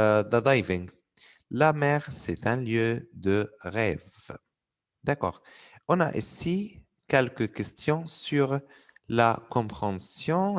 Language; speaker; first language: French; non-native, fluent; Arabic